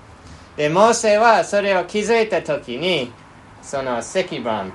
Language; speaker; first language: Japanese; non-native, fluent; English